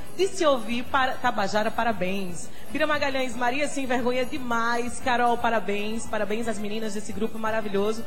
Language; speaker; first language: Portuguese; native; Portuguese